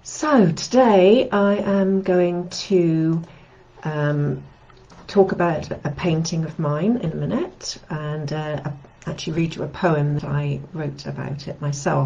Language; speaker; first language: English; native; English